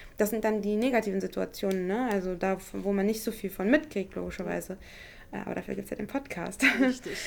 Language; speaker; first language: German; native; German